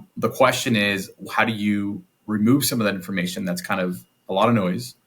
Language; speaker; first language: English; native; English